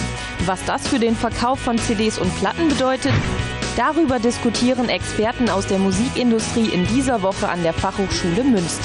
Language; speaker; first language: German; native; German